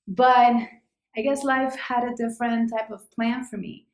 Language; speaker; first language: English; non-native, fluent; Spanish